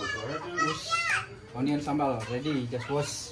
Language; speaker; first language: English; non-native, learner; Indonesian